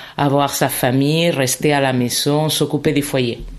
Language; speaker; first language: French; non-native, fluent; Spanish